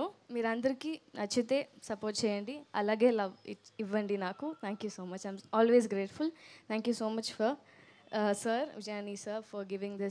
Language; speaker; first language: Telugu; non-native, learner; Tamil